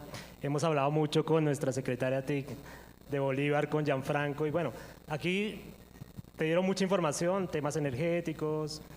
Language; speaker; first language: Spanish; native; Spanish